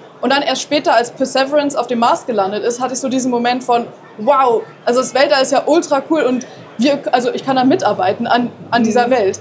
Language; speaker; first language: German; native; German